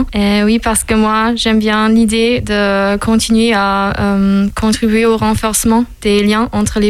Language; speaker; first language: French; non-native, fluent; German